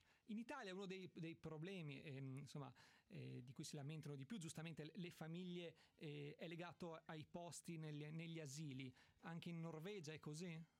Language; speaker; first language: Italian; native; Italian